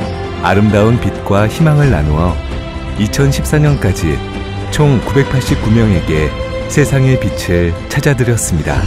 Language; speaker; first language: Korean; native; Korean